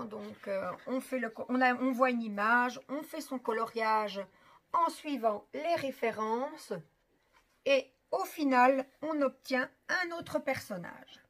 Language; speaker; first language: French; native; French